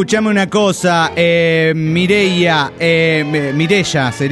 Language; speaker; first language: Spanish; native; Spanish